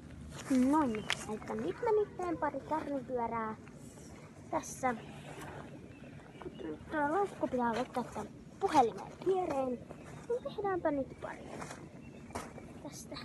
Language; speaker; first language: Finnish; native; Finnish